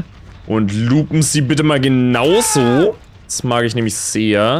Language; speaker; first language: German; native; German